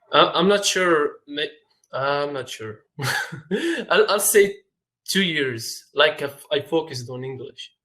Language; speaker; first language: English; non-native, fluent; Arabic